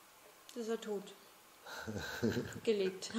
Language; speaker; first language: German; native; German